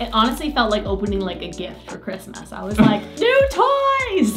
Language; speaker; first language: English; native; English